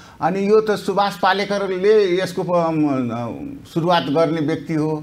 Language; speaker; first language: Nepali; non-native, local second language; Maithili